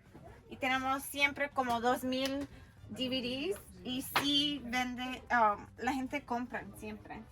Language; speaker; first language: Spanish; early bilingual, heritage; Spanish